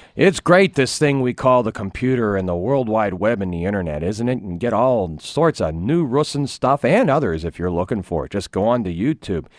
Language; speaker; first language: English; native; English